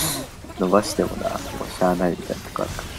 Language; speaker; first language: Japanese; native; Japanese